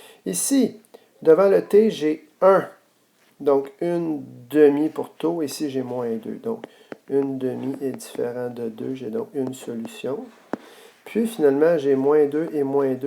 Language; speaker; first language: French; native; French